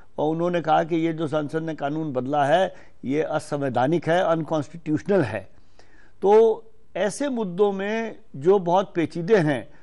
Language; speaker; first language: Hindi; native; Hindi